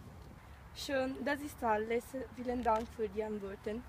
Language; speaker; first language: German; non-native, learner; Italian